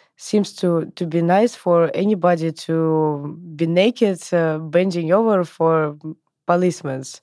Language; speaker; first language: English; non-native, learner; Russian